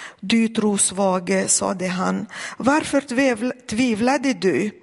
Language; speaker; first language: Swedish; non-native, fluent; Arabic